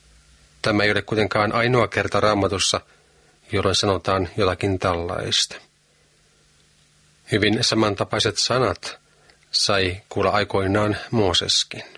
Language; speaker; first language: Finnish; native; Finnish